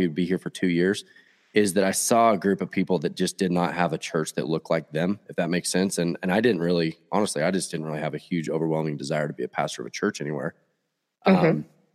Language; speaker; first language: English; native; English